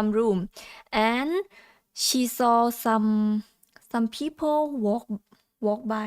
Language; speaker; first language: English; non-native, learner; Thai